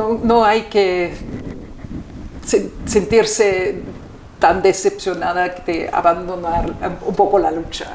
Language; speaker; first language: Spanish; non-native, fluent; German